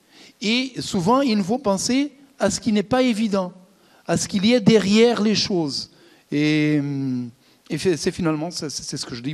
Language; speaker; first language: French; non-native, fluent; Portuguese